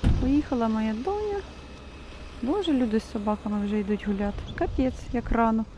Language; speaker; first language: Ukrainian; native; Ukrainian